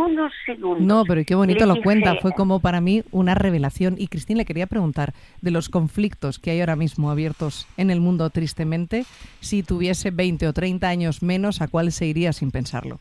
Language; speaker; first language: Spanish; native; Spanish